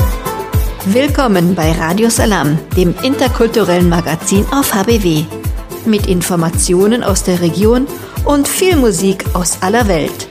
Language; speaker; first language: German; native; German